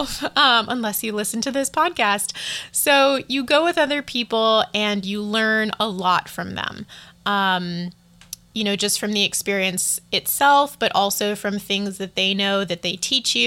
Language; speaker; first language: English; native; English